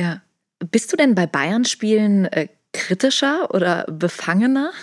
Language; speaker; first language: German; native; German